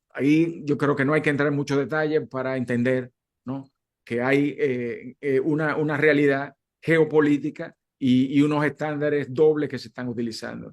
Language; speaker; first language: Spanish; native; Spanish